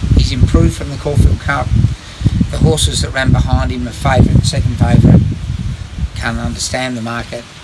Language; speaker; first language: English; native; English